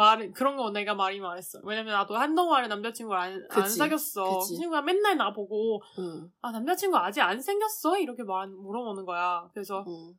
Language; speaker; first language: Korean; non-native, learner; Chinese